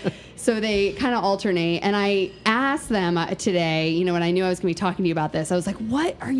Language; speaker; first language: English; native; English